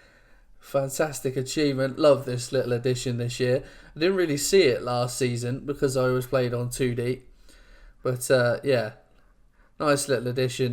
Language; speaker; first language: English; native; English